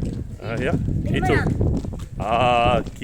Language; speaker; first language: Indonesian; non-native, learner; English